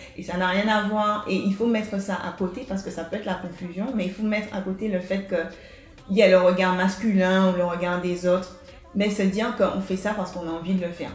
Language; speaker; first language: French; native; French